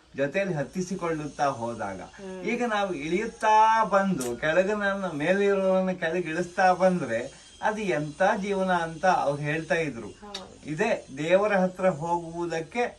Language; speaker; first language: Kannada; native; Kannada